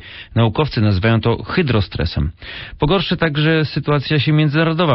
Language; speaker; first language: Polish; native; Polish